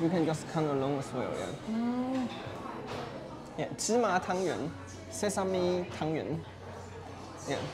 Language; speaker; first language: English; non-native, learner; Chinese